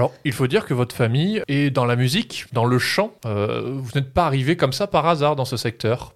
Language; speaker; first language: French; native; French